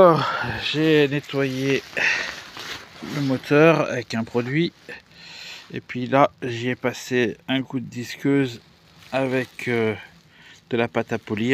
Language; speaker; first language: French; native; French